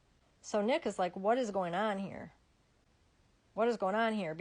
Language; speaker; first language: English; native; English